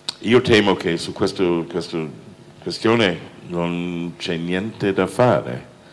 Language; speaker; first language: Italian; non-native, fluent; English